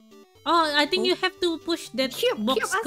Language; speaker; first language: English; non-native, local second language; Malay